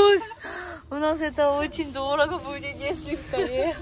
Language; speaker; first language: Russian; non-native, fluent; Korean